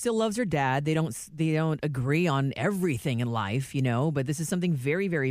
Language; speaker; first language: English; native; English